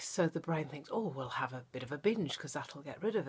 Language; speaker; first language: English; native; English